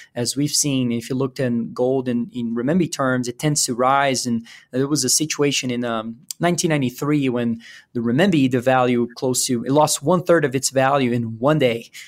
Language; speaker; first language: English; non-native, fluent; Portuguese